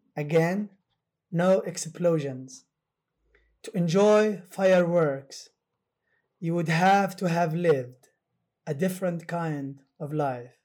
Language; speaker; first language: English; non-native, fluent; Arabic